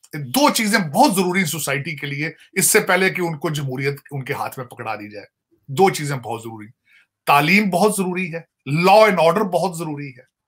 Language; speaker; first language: Urdu; non-native, local second language; Punjabi